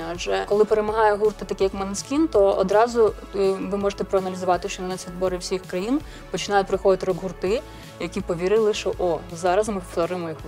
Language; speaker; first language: Ukrainian; native; Ukrainian